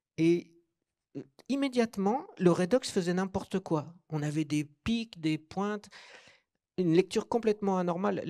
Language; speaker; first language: French; native; French